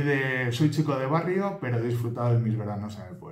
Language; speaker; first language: Spanish; native; Spanish